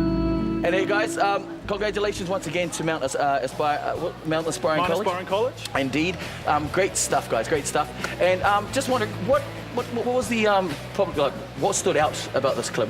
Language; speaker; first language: English; native; English